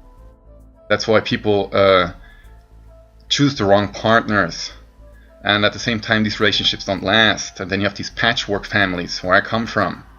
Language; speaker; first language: English; non-native, fluent; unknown